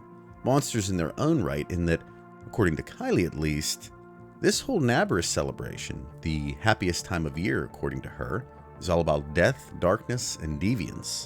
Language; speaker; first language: English; native; English